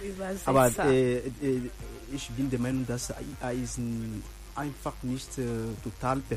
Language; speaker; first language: German; non-native, learner; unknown